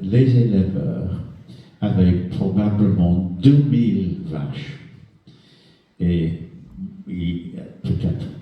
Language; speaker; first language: French; non-native, fluent; English